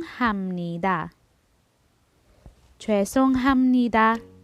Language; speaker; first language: Korean; non-native, learner; Filipino